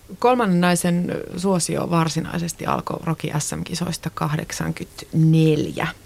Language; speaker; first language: Finnish; native; Finnish